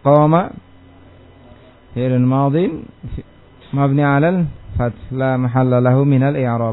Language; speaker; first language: Arabic; non-native, fluent; Indonesian